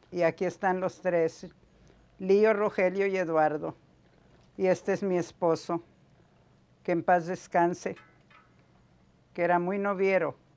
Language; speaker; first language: Spanish; native; Spanish